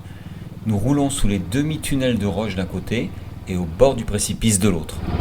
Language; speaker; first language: French; native; French